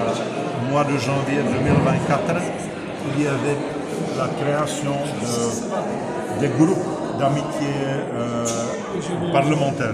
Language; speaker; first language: French; non-native, fluent; Czech